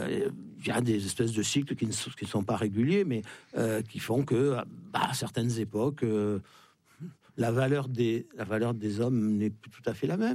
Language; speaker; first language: French; native; French